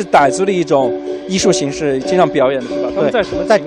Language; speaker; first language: Chinese; native; Chinese